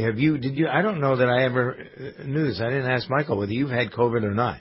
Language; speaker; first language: English; native; English